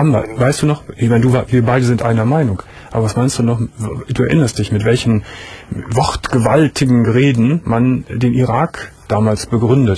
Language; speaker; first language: German; native; German